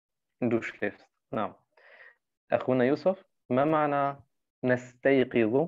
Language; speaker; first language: Arabic; non-native, fluent; German